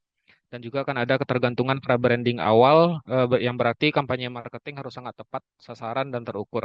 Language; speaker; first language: Indonesian; native; Indonesian